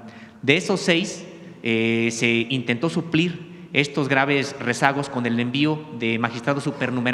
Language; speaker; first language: Spanish; native; Spanish